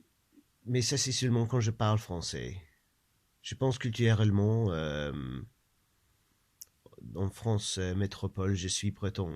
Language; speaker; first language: French; non-native, learner; English